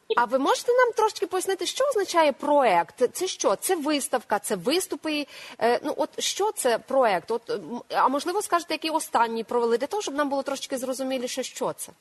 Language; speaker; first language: Ukrainian; native; Ukrainian